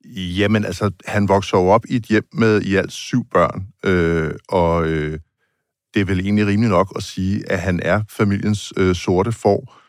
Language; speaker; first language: Danish; native; Danish